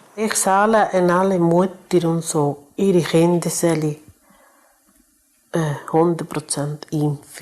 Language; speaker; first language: German; non-native, learner; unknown